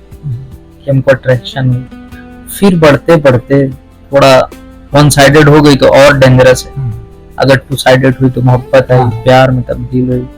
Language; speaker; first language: Hindi; native; Hindi